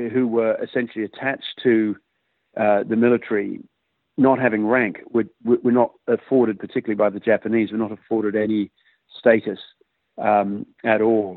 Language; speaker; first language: English; native; English